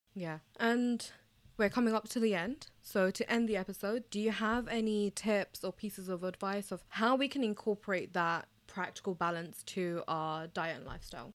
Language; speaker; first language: English; early bilingual, other home language; Bangla